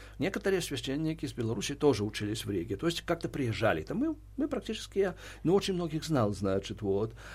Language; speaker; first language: Russian; non-native, local second language; Belarusian